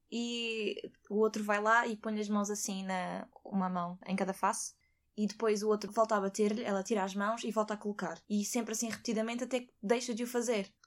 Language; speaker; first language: Portuguese; native; Portuguese